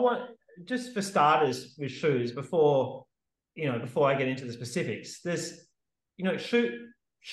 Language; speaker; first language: English; native; English